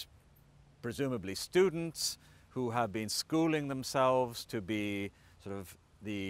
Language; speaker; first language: English; non-native, fluent; Estonian